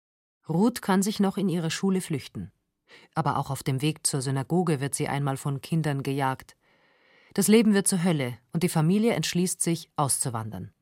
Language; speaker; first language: German; native; German